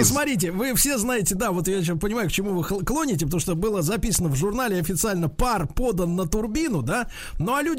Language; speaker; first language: Russian; native; Russian